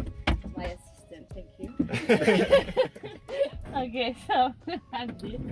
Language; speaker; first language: English; non-native, learner; French